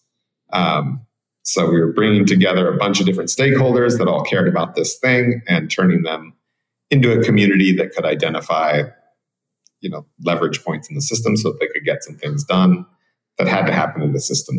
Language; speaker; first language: English; native; English